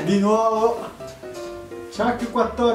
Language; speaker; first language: Italian; native; Italian